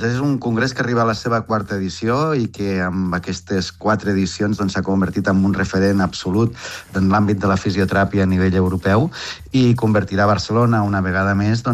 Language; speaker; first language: Catalan; native; Catalan